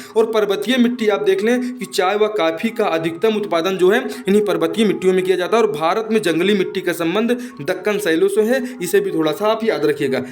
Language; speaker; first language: Hindi; native; Hindi